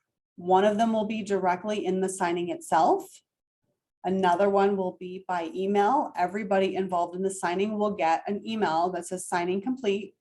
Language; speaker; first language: English; native; English